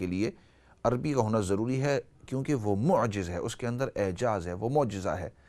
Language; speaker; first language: Urdu; native; Urdu